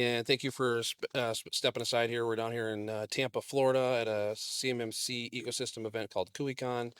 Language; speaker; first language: English; native; English